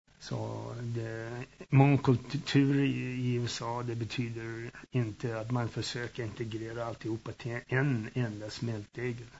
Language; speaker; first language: Swedish; early bilingual, heritage; Swedish